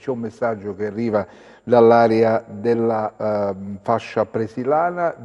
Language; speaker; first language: Italian; native; Italian